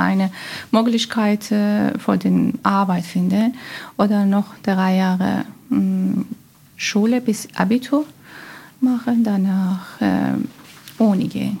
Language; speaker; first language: German; non-native, learner; Persian